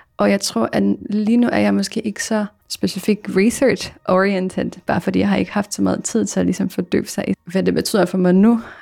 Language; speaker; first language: Danish; non-native, fluent; Polish